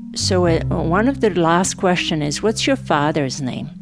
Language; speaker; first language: English; non-native, fluent; Serbian